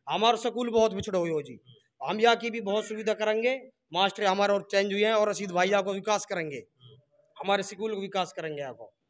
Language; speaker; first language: Hindi; native; Hindi